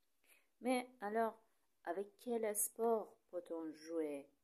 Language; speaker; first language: French; non-native, fluent; Persian